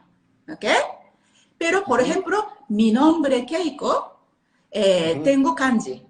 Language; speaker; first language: Spanish; non-native, learner; Japanese